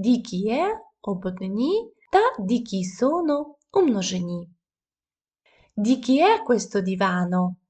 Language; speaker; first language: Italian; non-native, fluent; Ukrainian